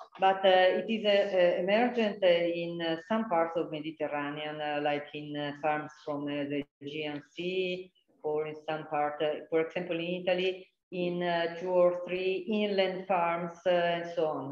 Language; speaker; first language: English; non-native, fluent; Italian